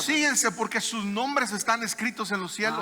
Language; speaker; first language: Spanish; native; Spanish